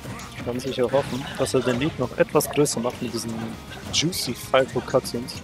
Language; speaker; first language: German; native; German